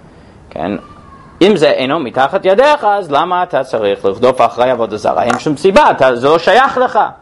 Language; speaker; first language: Hebrew; non-native, fluent; English